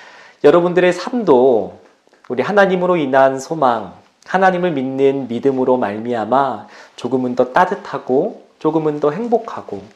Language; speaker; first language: Korean; native; Korean